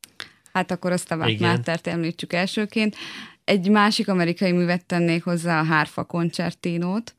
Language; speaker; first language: Hungarian; native; Hungarian